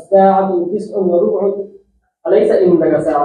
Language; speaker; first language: Arabic; non-native, learner; Urdu